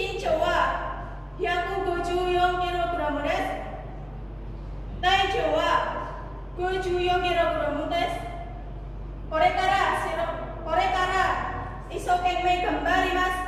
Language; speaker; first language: Japanese; non-native, learner; Indonesian